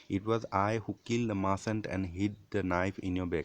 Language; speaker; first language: English; non-native, local second language; Assamese